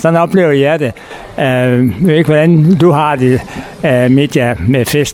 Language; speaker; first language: Danish; native; Danish